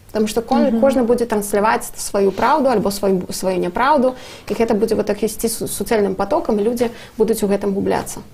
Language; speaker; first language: Belarusian; non-native, local second language; Russian